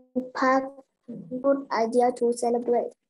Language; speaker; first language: English; non-native, learner; Vietnamese